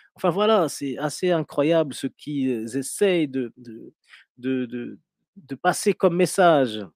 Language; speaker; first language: French; non-native, local second language; Arabic